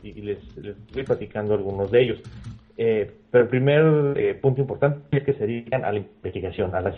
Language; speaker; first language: Spanish; native; Spanish